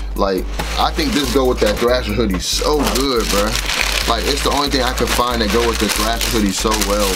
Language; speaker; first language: English; native; English